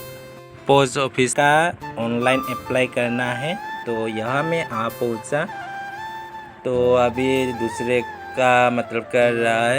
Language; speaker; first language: Hindi; non-native, local second language; Assamese